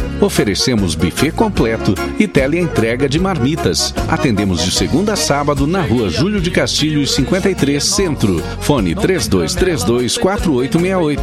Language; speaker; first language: Portuguese; native; Portuguese